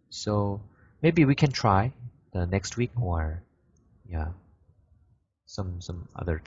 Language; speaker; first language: English; non-native, fluent; Korean